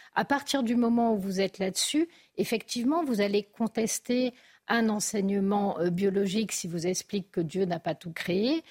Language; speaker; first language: French; native; French